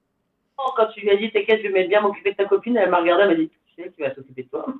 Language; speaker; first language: French; native; French